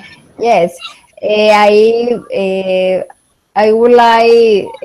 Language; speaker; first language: English; non-native, learner; Spanish